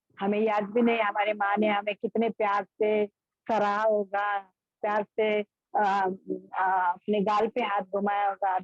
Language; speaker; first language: Hindi; non-native, local second language; Marathi